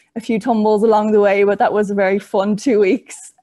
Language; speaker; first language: English; native; English